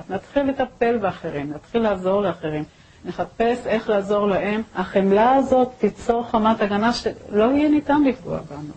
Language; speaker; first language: Hebrew; native; Hebrew